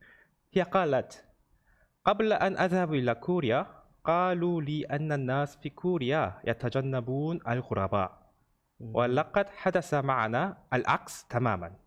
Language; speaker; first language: Arabic; non-native, learner; Korean